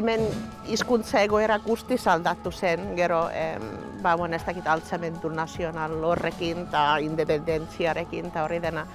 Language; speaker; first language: Basque; non-native, fluent; Finnish